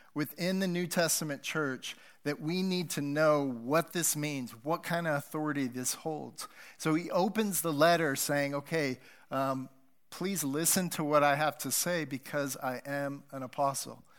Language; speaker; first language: English; native; English